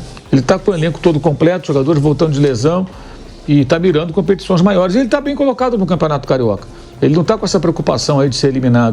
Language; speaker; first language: Portuguese; native; Portuguese